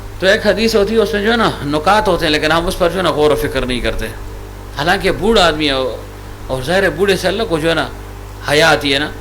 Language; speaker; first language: Urdu; non-native, local second language; Pashto